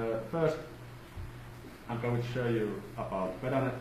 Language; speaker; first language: English; non-native, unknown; Finnish